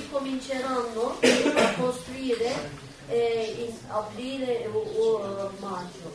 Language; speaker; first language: Italian; non-native, learner; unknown